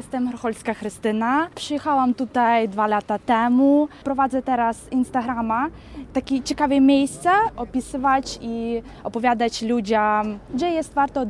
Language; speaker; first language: Polish; non-native, learner; Ukrainian